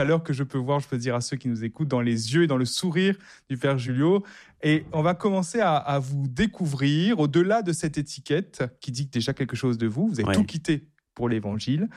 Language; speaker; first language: French; native; French